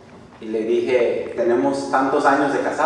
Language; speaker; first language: Spanish; non-native, fluent; English